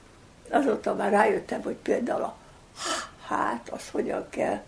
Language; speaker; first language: Hungarian; native; Hungarian